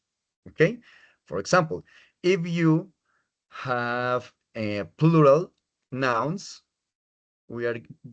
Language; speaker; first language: English; non-native, fluent; Spanish